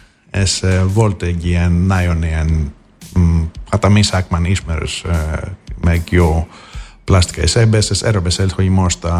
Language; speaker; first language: Hungarian; non-native, fluent; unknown